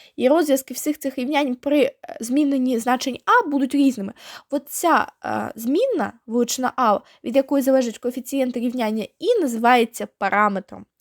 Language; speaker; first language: Ukrainian; native; Ukrainian